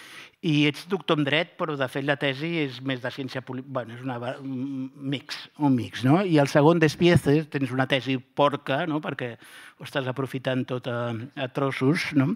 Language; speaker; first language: Catalan; native; Catalan